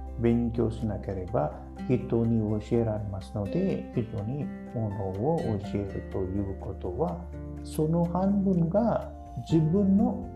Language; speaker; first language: Japanese; non-native, learner; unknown